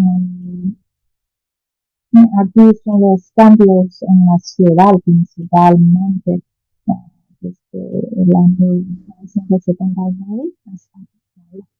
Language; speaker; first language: Spanish; non-native, fluent; Chinese